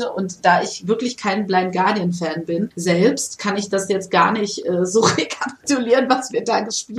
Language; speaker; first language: German; native; German